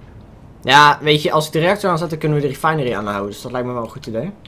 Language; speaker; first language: Dutch; native; Dutch